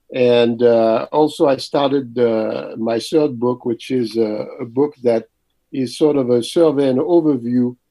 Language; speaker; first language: English; early bilingual, other home language; French